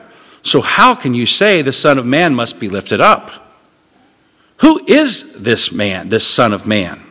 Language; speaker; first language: English; native; English